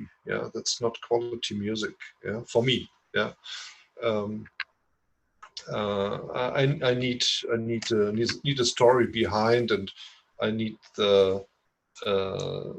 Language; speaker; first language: English; non-native, fluent; German